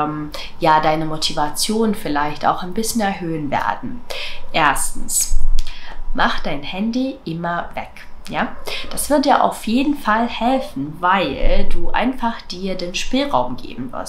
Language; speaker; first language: German; non-native, fluent; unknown